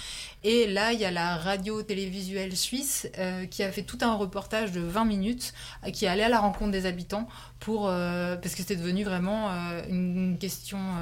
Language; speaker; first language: French; native; French